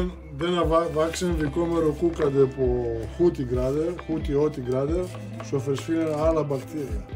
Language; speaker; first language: Swedish; non-native, fluent; Portuguese